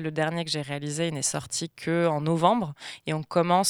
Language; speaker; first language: French; native; French